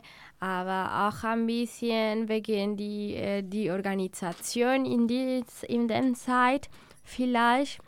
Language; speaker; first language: German; non-native, learner; Spanish